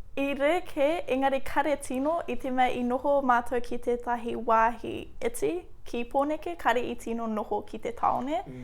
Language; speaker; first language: Māori; native; Māori